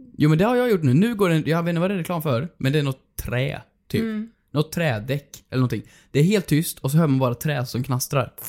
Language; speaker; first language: Swedish; native; Swedish